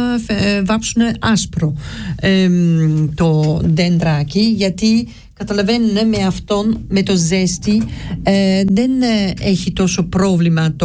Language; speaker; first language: Greek; early bilingual, heritage; Greek